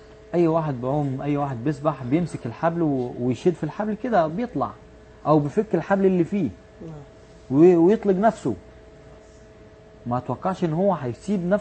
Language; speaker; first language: Arabic; native; Arabic